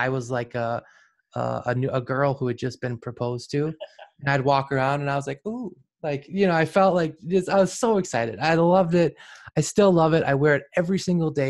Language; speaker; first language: English; native; English